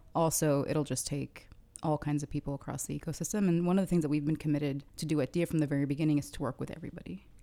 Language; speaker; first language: English; early bilingual, other home language; Arabic